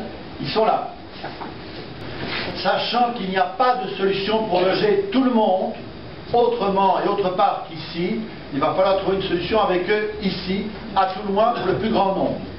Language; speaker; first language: French; native; French